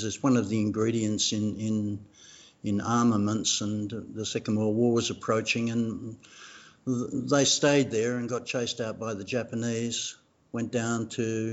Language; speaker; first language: English; non-native, fluent; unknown